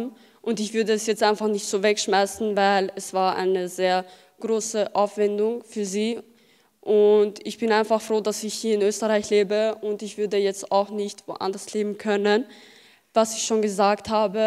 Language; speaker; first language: German; early bilingual, other home language; Albanian